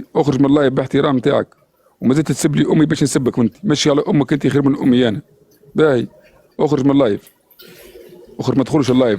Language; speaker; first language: Arabic; native; Arabic